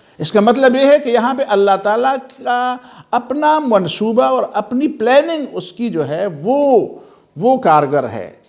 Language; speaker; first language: Urdu; non-native, local second language; Pashto